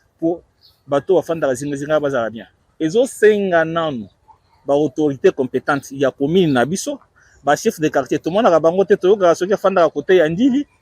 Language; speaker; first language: Lingala; native; Lingala